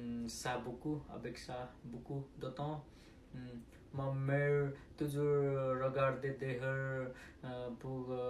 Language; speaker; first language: French; non-native, learner; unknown